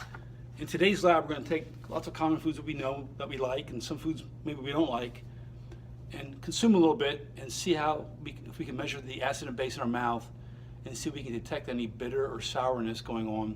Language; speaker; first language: English; native; English